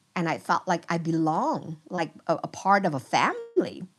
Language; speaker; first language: English; early bilingual, other home language; Vietnamese